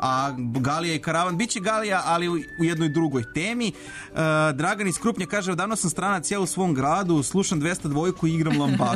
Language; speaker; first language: Serbian; native; Serbian